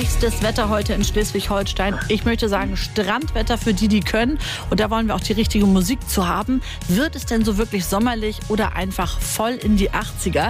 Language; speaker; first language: German; native; German